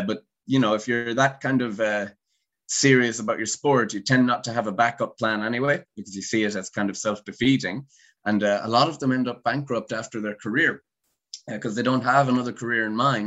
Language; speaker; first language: English; native; English